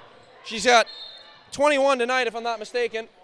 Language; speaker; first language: English; native; English